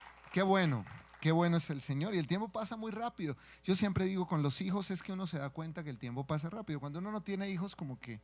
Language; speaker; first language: Spanish; native; Spanish